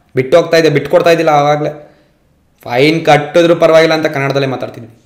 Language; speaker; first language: Kannada; native; Kannada